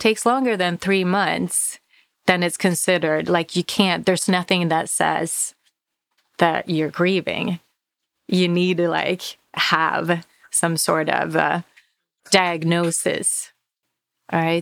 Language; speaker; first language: English; non-native, fluent; Finnish